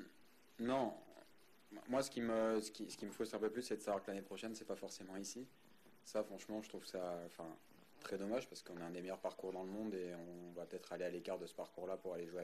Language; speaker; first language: French; native; French